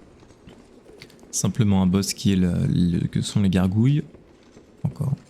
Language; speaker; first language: French; native; French